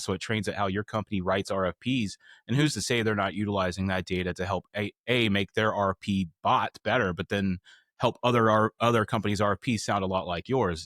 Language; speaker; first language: English; native; English